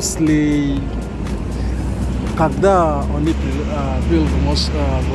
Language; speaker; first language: Russian; non-native, learner; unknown